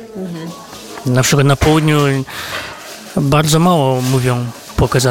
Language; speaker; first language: Polish; non-native, fluent; Kazakh